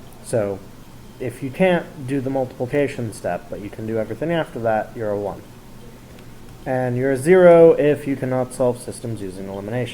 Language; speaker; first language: English; native; English